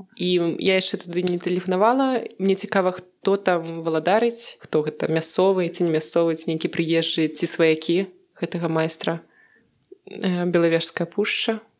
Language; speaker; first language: Belarusian; non-native, local second language; Russian